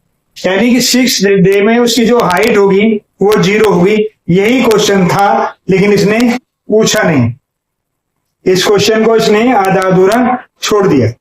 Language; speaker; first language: Hindi; native; Hindi